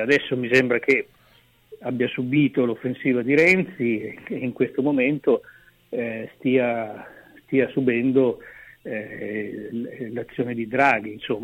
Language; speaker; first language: Italian; native; Italian